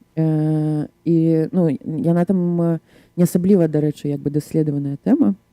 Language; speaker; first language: Belarusian; non-native, local second language; Russian